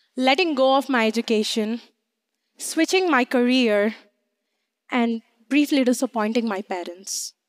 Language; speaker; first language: English; non-native, local second language; Hindi